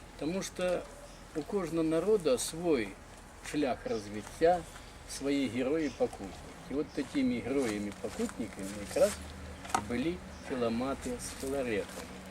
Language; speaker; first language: Belarusian; native; Belarusian